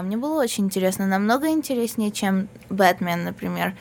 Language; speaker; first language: Russian; early bilingual, heritage; Russian